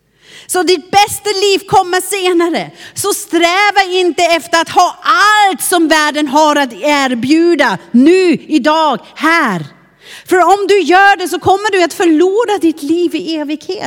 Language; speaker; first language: Swedish; non-native, fluent; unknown